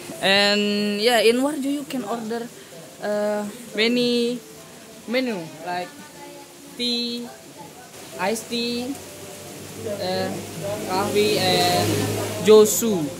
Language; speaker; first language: English; non-native, learner; Indonesian